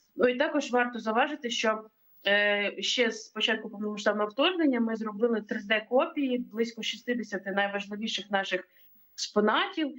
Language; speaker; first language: Ukrainian; native; Ukrainian